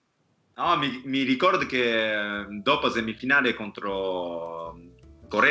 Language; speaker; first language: Italian; non-native, fluent; Japanese